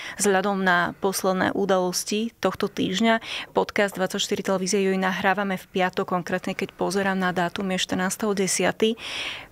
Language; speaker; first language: Slovak; native; Slovak